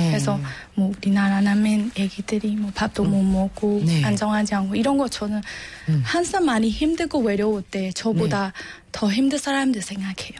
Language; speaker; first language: Korean; non-native, learner; Burmese